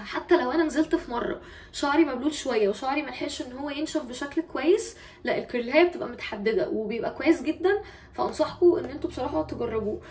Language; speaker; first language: Arabic; native; Arabic